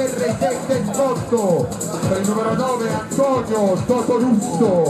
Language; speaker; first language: Italian; native; Italian